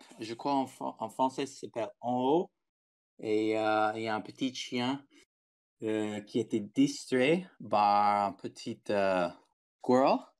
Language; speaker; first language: French; non-native, fluent; English